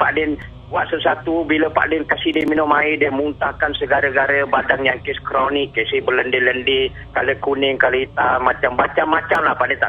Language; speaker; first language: Malay; native; Malay